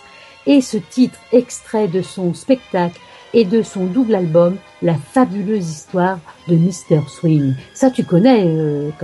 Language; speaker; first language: French; native; French